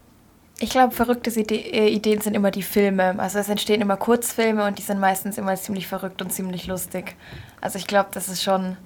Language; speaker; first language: German; native; German